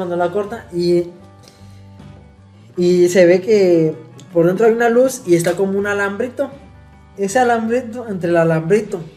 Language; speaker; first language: Spanish; native; Spanish